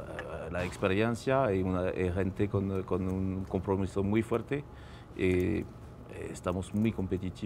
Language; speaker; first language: Spanish; non-native, fluent; French